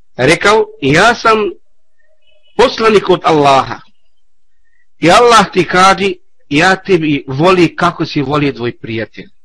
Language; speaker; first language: Bosnian; non-native, learner; Arabic